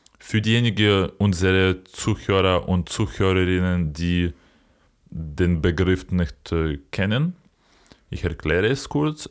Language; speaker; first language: German; non-native, fluent; Ukrainian